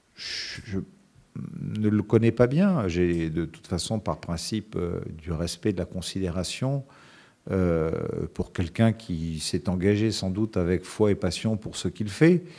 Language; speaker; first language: French; native; French